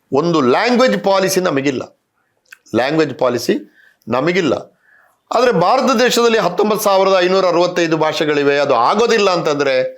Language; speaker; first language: Kannada; non-native, local second language; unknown